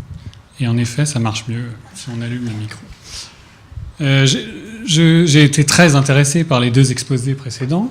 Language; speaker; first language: French; native; French